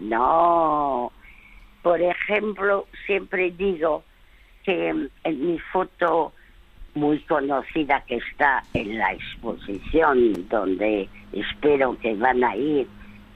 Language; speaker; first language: Spanish; early bilingual, other home language; French